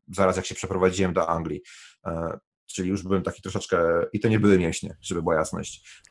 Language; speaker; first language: Polish; native; Polish